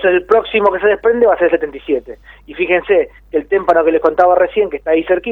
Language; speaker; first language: Spanish; native; Spanish